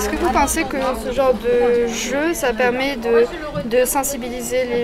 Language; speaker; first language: French; native; French